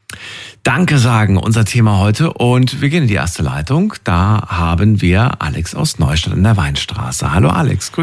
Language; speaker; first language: German; native; German